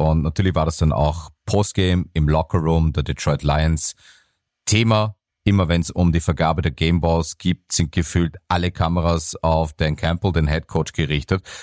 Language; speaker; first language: German; native; German